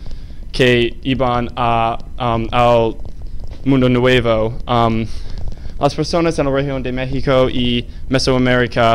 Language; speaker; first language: Spanish; non-native, learner; English